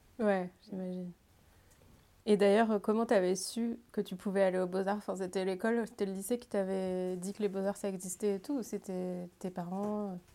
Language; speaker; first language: French; native; French